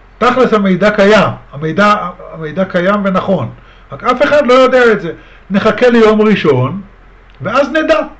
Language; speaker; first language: Hebrew; native; Hebrew